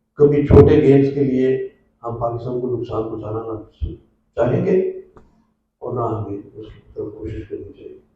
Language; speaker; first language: Urdu; non-native, local second language; Punjabi